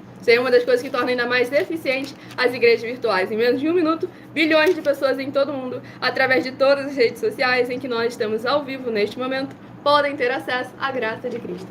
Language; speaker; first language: Portuguese; native; Portuguese